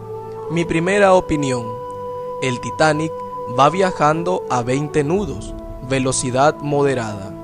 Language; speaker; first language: Spanish; native; Spanish